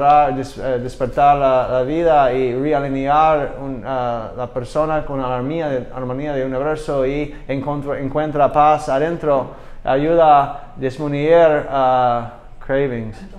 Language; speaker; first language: Spanish; non-native, learner; English